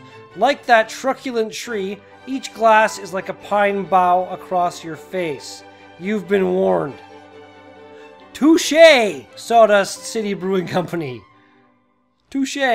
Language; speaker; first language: English; native; English